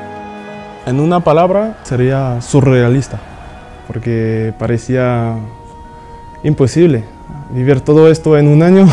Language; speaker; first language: Spanish; non-native, fluent; French